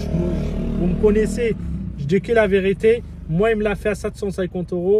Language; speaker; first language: French; non-native, fluent; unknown